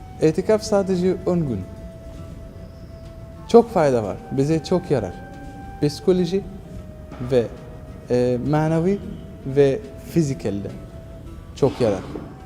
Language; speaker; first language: Turkish; non-native, learner; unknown